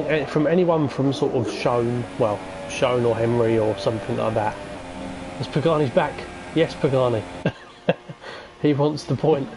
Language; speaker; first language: English; native; English